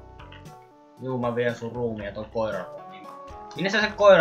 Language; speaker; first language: Finnish; native; Finnish